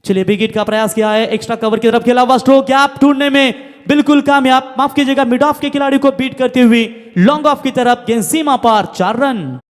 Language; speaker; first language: Hindi; non-native, local second language; Marathi